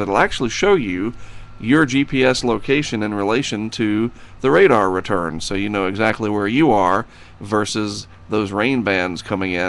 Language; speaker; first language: English; native; English